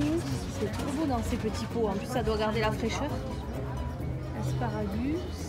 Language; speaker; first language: French; native; French